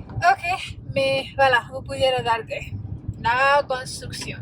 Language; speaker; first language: French; non-native, fluent; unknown